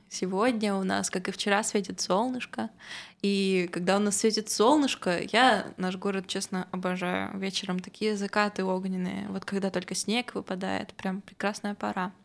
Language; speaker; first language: Russian; native; Russian